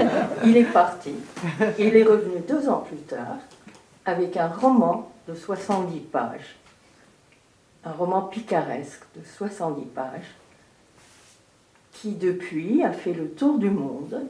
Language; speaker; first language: French; early bilingual, heritage; French